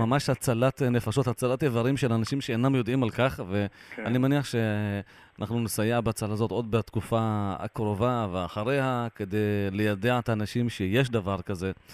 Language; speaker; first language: Hebrew; native; Hebrew